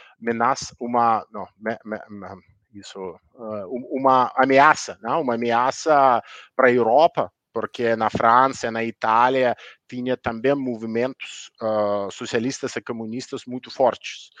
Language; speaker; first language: Portuguese; non-native, learner; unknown